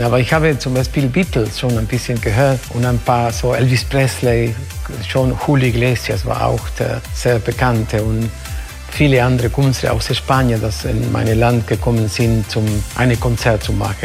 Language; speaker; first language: German; non-native, fluent; Spanish